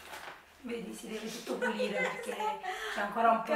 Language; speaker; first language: Italian; native; Italian